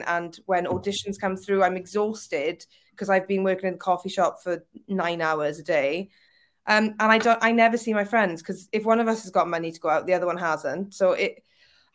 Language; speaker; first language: English; native; English